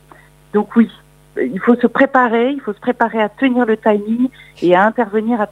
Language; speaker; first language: French; native; French